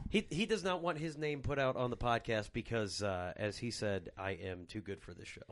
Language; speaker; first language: English; native; English